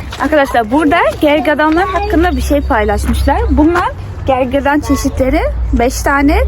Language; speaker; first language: Turkish; early bilingual, heritage; Turkish